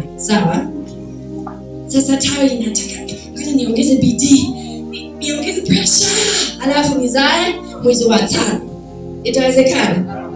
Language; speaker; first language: Swahili; non-native, fluent; German